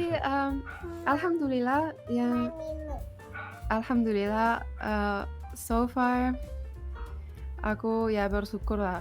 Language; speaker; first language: Indonesian; non-native, fluent; Finnish